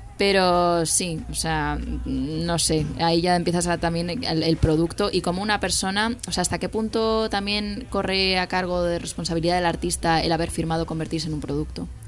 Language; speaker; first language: Spanish; native; Spanish